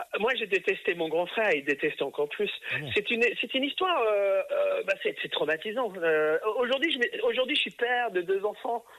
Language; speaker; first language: French; early bilingual, other home language; English